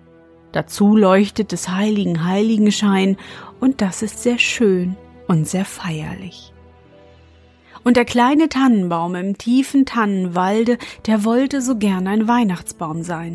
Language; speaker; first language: German; native; German